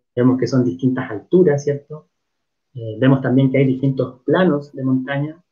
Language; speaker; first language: Spanish; native; Spanish